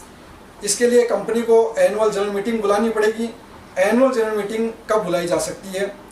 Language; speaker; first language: Hindi; native; Hindi